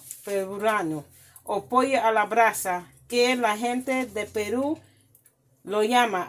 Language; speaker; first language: Spanish; non-native, learner; English